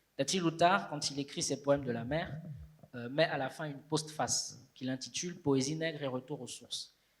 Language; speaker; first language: French; native; French